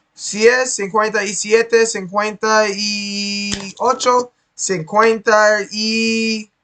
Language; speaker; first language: Spanish; non-native, learner; English